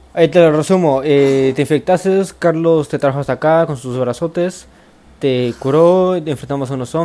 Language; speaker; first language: Spanish; native; Spanish